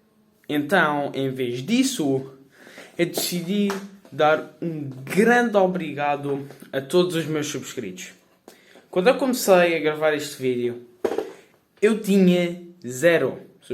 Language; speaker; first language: Portuguese; early bilingual, heritage; Portuguese